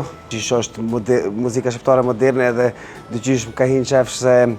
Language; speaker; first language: Albanian; early bilingual, heritage; Albanian